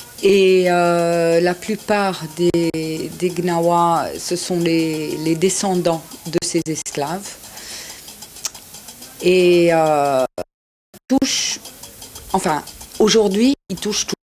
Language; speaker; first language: French; non-native, fluent; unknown